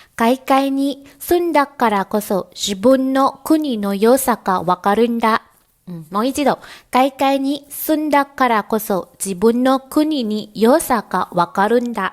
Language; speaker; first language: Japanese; non-native, fluent; Thai